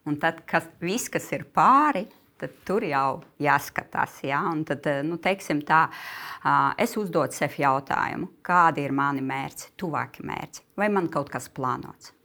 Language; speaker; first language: Latvian; non-native, local second language; Russian